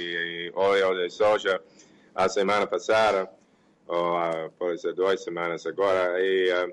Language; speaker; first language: Portuguese; non-native, fluent; English